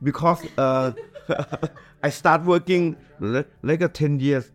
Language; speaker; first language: English; non-native, learner; Thai